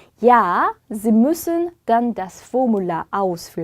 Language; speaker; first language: German; non-native, fluent; Korean